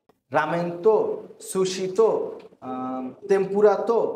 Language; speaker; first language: Japanese; non-native, learner; Bangla